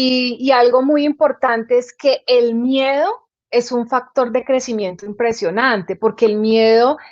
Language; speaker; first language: Spanish; native; Spanish